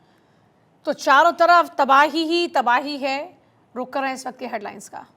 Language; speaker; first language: Hindi; native; Hindi